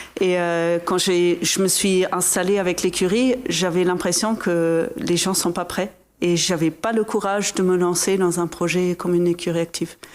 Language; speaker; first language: French; non-native, fluent; German